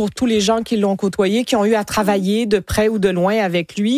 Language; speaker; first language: French; native; French